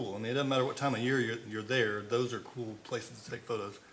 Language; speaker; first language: English; native; English